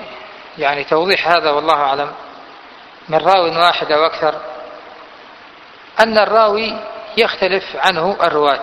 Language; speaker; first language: Arabic; native; Arabic